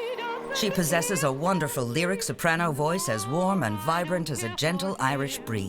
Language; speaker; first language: English; native; English